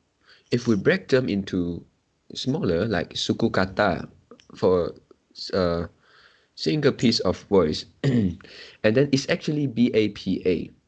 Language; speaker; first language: English; non-native, local second language; Chinese